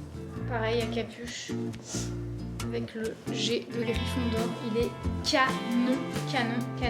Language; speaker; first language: French; native; French